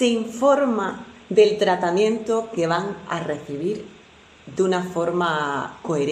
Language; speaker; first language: Spanish; native; Spanish